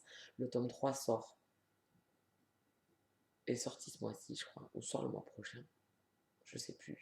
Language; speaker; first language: French; native; French